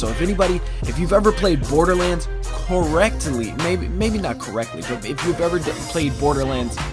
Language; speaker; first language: English; native; English